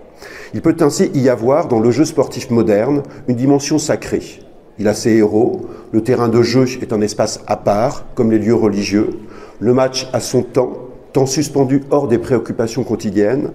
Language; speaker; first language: French; native; French